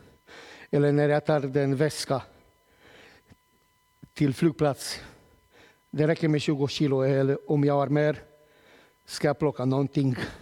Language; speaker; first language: Swedish; non-native, learner; Romanian